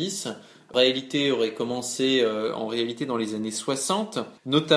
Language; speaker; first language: French; native; French